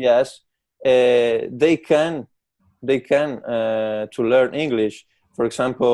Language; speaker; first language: English; non-native, learner; Italian